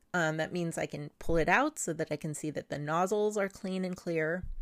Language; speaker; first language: English; non-native, local second language; Filipino